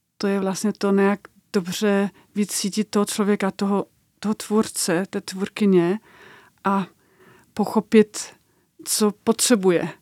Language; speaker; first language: Czech; non-native, fluent; Danish